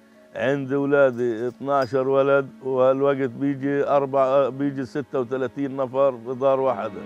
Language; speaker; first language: Arabic; native; Arabic